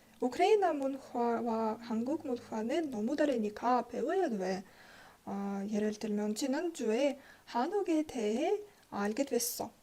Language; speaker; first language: Korean; non-native, learner; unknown